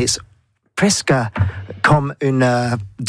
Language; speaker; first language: French; non-native, learner; English